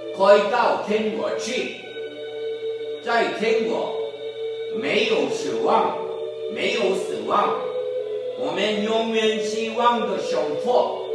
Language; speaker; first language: Chinese; non-native, learner; Korean